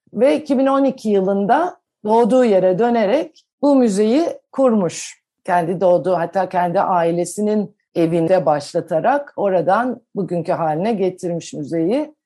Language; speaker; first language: Turkish; native; Turkish